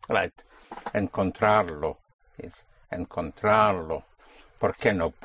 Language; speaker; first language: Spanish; non-native, fluent; English